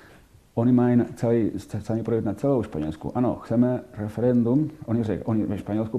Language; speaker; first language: Czech; non-native, fluent; Catalan